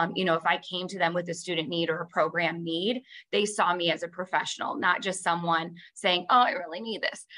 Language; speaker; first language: English; native; English